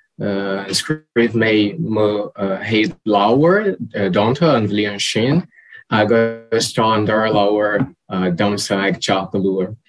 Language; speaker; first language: Irish; non-native, learner; Portuguese